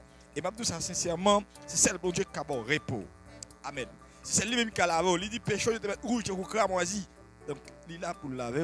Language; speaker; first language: French; non-native, local second language; Haitian Creole